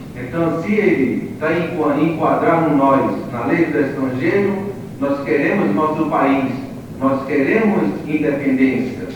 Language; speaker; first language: Portuguese; non-native, local second language; Kayapó